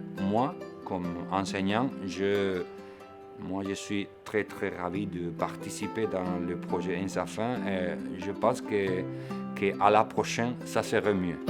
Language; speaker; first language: French; non-native, local second language; Arabic